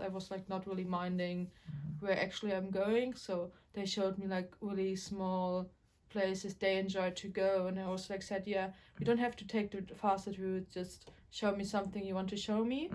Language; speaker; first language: English; non-native, fluent; German